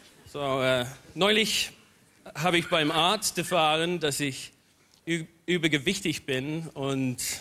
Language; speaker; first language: German; non-native, fluent; English